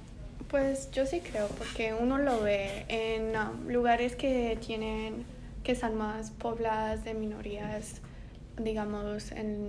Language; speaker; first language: Spanish; early bilingual, heritage; Spanish